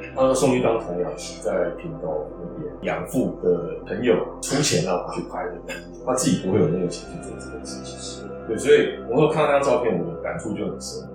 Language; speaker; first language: Chinese; native; Chinese